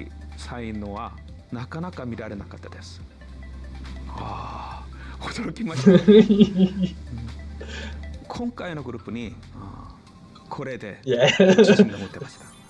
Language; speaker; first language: Japanese; non-native, learner; Korean